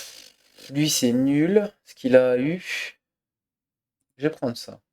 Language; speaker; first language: French; native; French